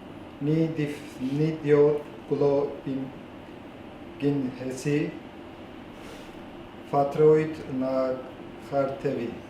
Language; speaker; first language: Welsh; non-native, learner; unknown